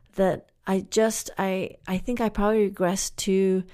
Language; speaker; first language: English; native; English